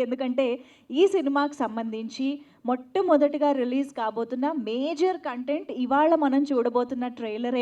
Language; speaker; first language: Telugu; native; Telugu